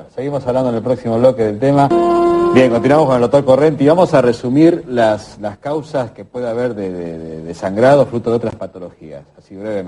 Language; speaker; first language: Spanish; native; Spanish